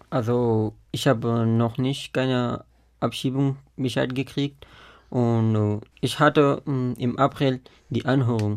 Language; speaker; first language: German; non-native, fluent; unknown